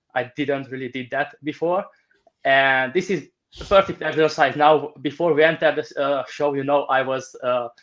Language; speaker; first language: English; non-native, fluent; Romanian